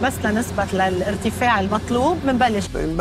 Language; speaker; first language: Arabic; native; Arabic